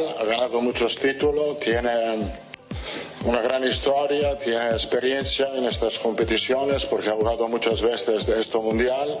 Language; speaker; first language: Spanish; non-native, fluent; Italian